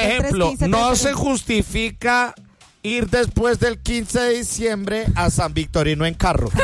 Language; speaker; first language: Spanish; native; Spanish